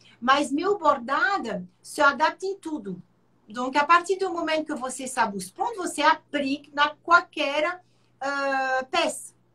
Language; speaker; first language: Portuguese; non-native, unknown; French